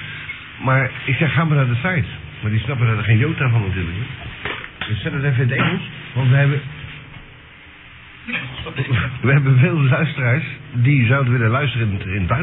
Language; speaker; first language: Dutch; native; Dutch